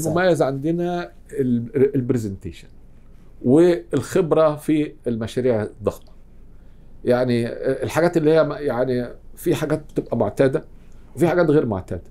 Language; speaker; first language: Arabic; native; Arabic